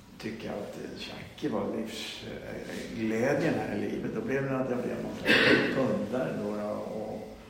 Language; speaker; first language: Swedish; native; Swedish